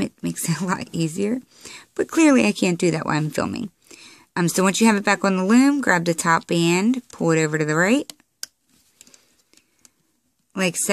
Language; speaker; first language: English; native; English